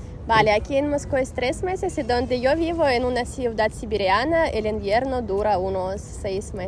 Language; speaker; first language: Spanish; non-native, fluent; Russian